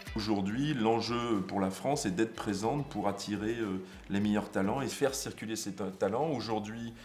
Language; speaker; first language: French; non-native, fluent; English